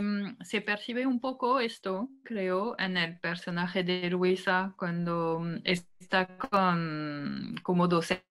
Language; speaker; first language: Spanish; non-native, fluent; French